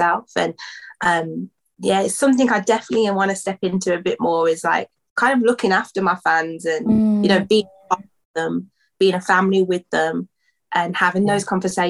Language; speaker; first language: English; native; English